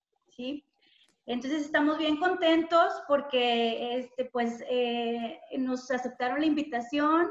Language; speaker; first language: Spanish; native; Spanish